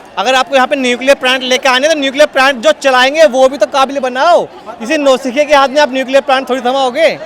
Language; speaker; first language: Hindi; native; Hindi